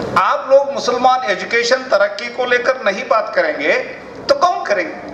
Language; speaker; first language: Hindi; non-native, local second language; Kannada